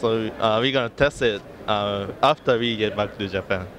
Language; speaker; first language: English; non-native, fluent; Japanese